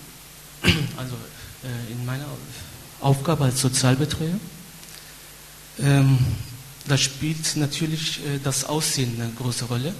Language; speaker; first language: German; non-native, fluent; Turkish